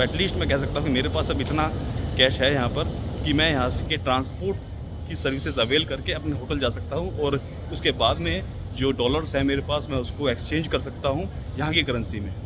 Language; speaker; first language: Hindi; native; Hindi